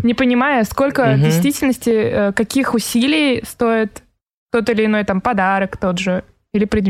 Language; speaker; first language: Russian; native; Russian